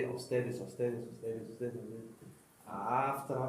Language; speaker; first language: Spanish; non-native, learner; Arabic